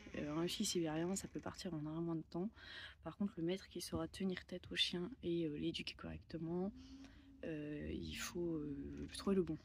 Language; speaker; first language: French; native; French